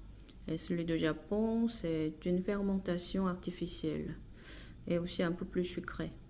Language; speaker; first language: French; non-native, fluent; Korean